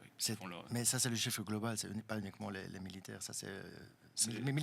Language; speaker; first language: French; non-native, local second language; German